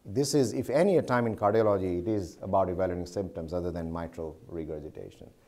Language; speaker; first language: English; non-native, local second language; Gujarati